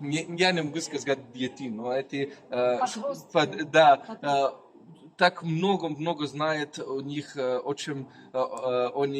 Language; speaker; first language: Russian; non-native, learner; Slovenian